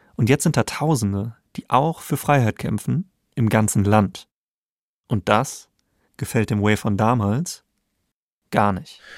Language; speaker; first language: German; native; German